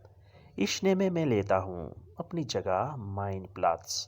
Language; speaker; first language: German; non-native, learner; Urdu